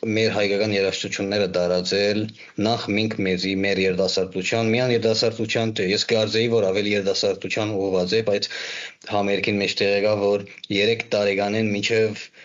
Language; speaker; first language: Armenian; early bilingual, heritage; Armenian